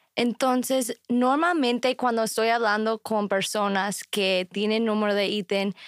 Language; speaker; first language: Spanish; non-native, fluent; English